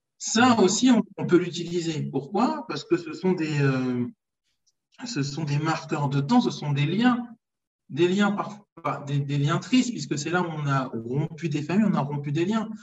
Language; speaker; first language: French; early bilingual, other home language; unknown